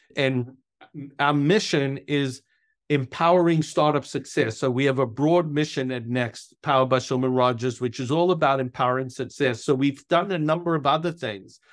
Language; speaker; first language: English; native; English